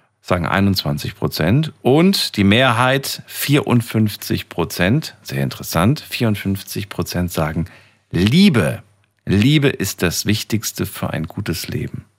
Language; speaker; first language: German; native; German